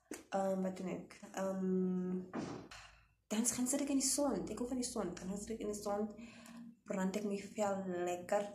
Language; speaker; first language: Afrikaans; non-native, local second language; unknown